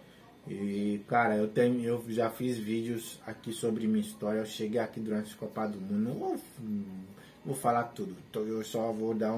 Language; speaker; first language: Portuguese; non-native, learner; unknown